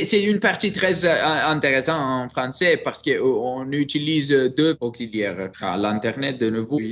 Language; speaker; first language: French; non-native, learner; Greek